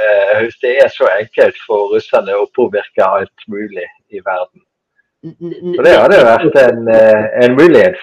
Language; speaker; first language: Norwegian; non-native, fluent; German